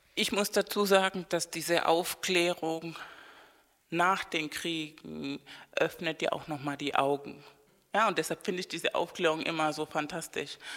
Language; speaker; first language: German; non-native, fluent; Spanish